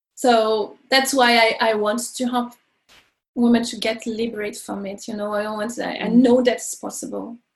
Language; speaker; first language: English; non-native, learner; Portuguese